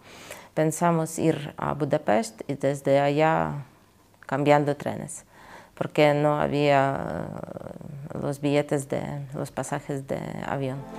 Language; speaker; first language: Spanish; non-native, fluent; Ukrainian